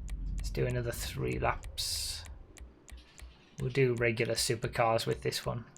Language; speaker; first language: English; native; English